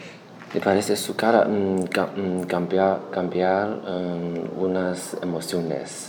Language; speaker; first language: Spanish; non-native, learner; Chinese